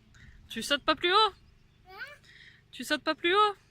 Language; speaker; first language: French; native; French